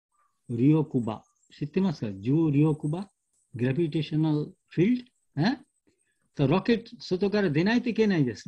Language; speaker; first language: Japanese; non-native, learner; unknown